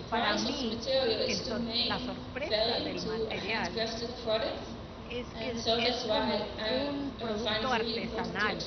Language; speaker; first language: Spanish; non-native, fluent; Dutch